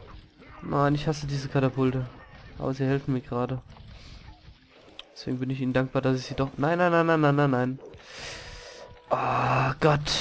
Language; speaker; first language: German; native; German